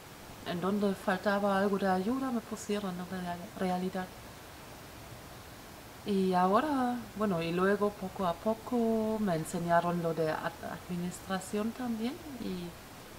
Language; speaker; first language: Spanish; non-native, fluent; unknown